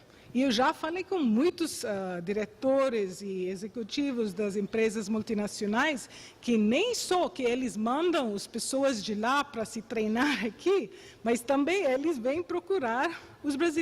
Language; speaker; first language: Portuguese; non-native, fluent; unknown